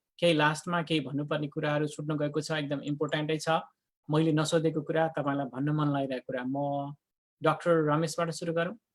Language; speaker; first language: Nepali; native; Nepali